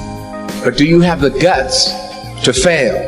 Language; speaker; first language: English; native; English